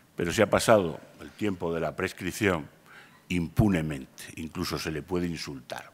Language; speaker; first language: Spanish; native; Spanish